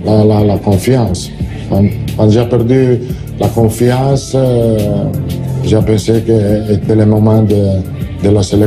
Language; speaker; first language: French; non-native, learner; Italian